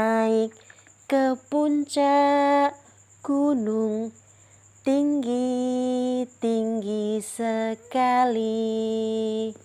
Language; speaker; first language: Indonesian; native; Indonesian